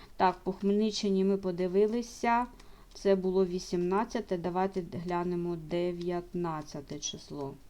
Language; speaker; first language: Ukrainian; non-native, local second language; Russian